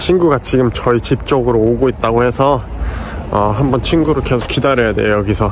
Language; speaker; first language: Korean; native; Korean